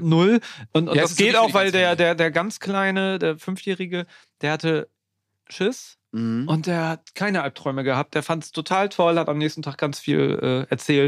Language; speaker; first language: German; native; German